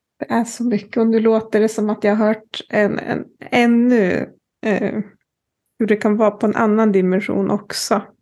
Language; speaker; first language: Swedish; native; Swedish